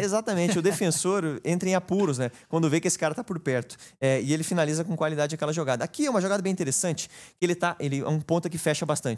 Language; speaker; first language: Portuguese; native; Portuguese